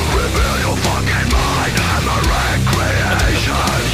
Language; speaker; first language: English; non-native, fluent; Swedish